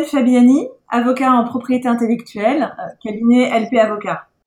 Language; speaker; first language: French; native; French